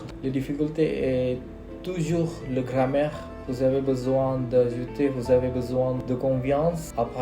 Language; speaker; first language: French; non-native, learner; Indonesian